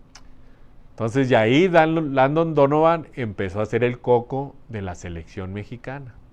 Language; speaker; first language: Spanish; native; Spanish